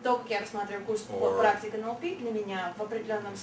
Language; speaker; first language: Russian; native; Russian